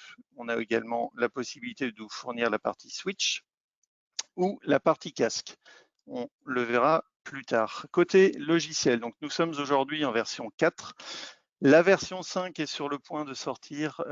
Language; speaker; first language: French; native; French